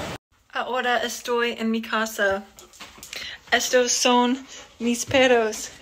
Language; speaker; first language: Spanish; non-native, learner; English